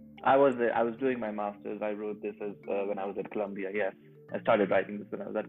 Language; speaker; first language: English; non-native, local second language; Urdu